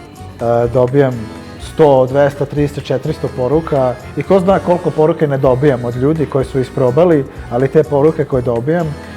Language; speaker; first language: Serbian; early bilingual, heritage; Serbian